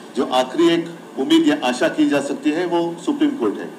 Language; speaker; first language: Hindi; non-native, local second language; Marathi